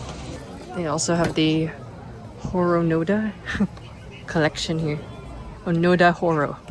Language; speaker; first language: English; native; English